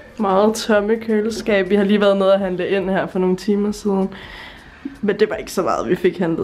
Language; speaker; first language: Danish; native; Danish